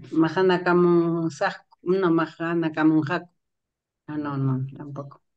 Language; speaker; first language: Spanish; native; Spanish